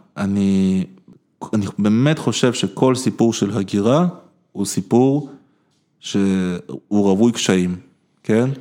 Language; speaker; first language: Hebrew; early bilingual, other home language; Russian